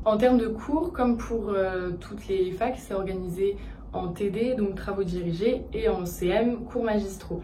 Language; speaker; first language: French; native; French